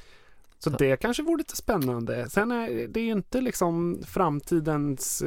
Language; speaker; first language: Swedish; native; Swedish